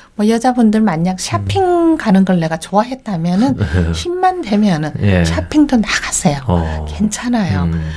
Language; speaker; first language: Korean; native; Korean